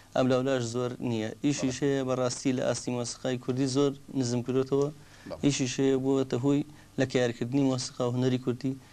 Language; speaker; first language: Central Kurdish; native; Central Kurdish